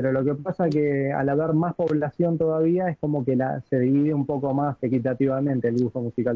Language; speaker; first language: Spanish; native; Spanish